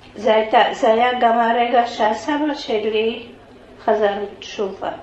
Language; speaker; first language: Hebrew; early bilingual, other home language; Polish